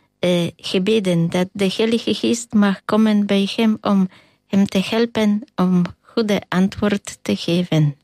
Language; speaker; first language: Dutch; non-native, learner; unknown